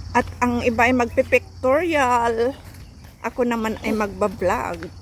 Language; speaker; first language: Filipino; native; Filipino